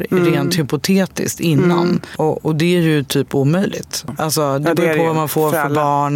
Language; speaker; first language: Swedish; native; Swedish